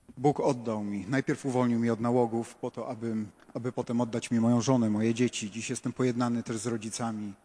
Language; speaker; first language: Polish; native; Polish